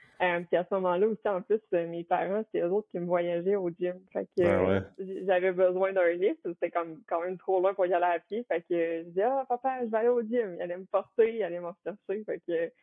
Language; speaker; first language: French; native; French